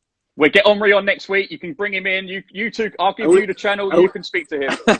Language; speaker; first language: English; native; English